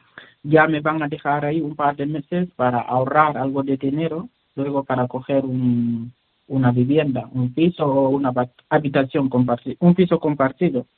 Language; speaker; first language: Spanish; non-native, learner; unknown